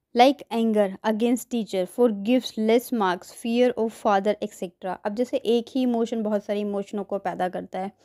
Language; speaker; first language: Hindi; native; Hindi